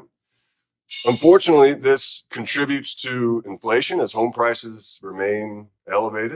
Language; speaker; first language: English; native; English